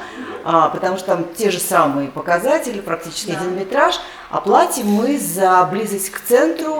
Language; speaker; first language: Russian; native; Russian